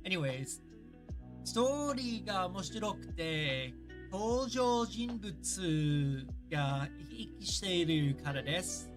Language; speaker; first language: Japanese; non-native, learner; English